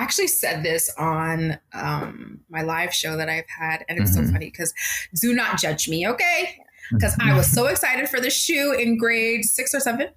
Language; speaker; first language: English; native; English